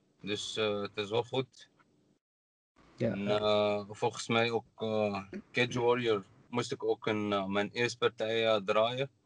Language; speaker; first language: Dutch; non-native, learner; Arabic